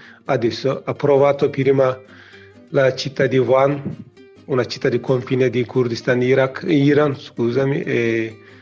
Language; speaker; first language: Italian; non-native, learner; Kurdish